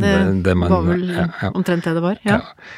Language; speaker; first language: Norwegian; native; Norwegian